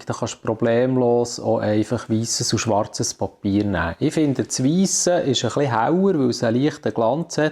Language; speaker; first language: German; native; German